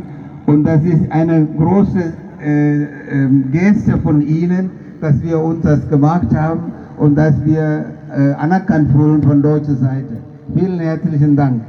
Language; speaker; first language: German; non-native, fluent; Tamil